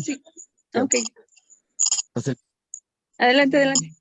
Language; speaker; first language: Spanish; native; Spanish